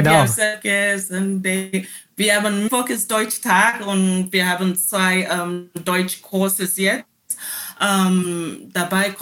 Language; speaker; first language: German; non-native, learner; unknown